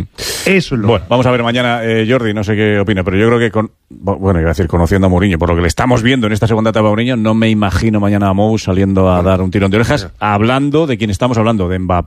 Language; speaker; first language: Spanish; native; Spanish